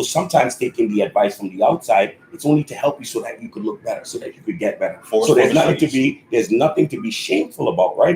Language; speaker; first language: English; native; English